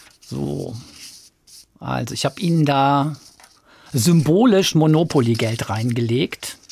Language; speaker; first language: German; native; German